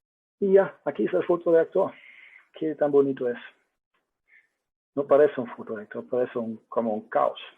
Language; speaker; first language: Spanish; non-native, learner; German